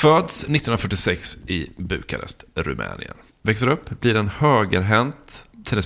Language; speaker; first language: Swedish; native; Swedish